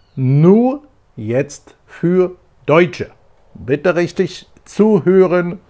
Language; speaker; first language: German; non-native, fluent; Polish